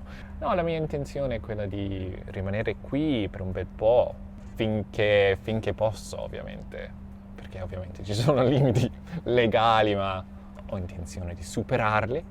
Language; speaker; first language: Italian; non-native, fluent; English